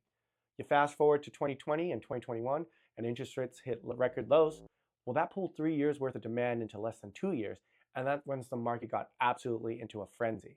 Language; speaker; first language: English; native; English